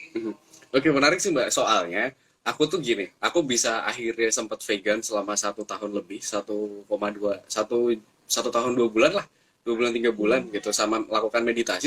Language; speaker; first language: Indonesian; native; Indonesian